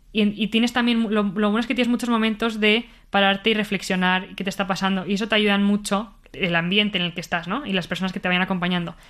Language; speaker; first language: Spanish; native; Spanish